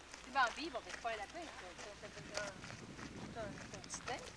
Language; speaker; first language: French; native; French